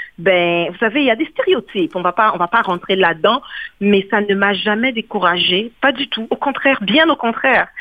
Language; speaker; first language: French; non-native, local second language; Kongo